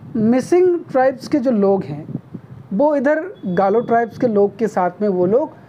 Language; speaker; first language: Hindi; non-native, local second language; Nepali